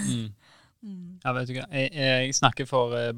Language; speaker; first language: Norwegian; native; Norwegian